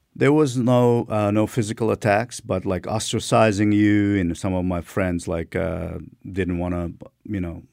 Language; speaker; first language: English; non-native, fluent; Turkmen